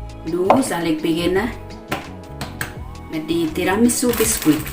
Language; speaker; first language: Dutch; non-native, learner; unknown